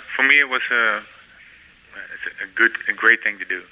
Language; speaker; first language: English; non-native, fluent; Dutch